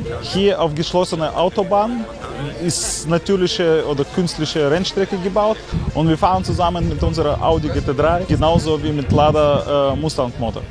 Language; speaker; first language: German; non-native, learner; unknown